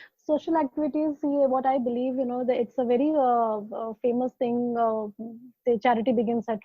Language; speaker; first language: English; non-native, local second language; Hindi